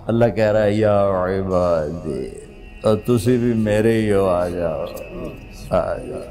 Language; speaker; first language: Urdu; non-native, local second language; Punjabi